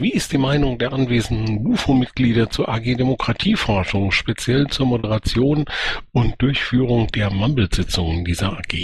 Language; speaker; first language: German; native; German